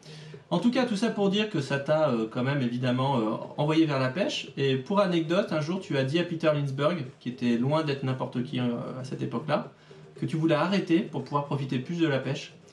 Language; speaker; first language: French; native; French